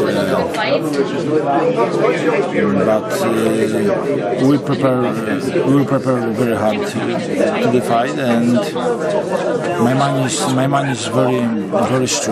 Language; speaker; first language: English; non-native, learner; Polish